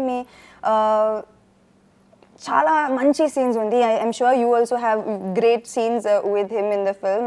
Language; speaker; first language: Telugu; non-native, local second language; Tamil